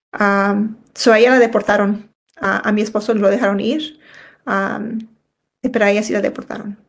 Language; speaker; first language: Spanish; early bilingual, heritage; Spanish